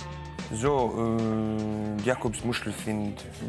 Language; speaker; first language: German; non-native, fluent; Croatian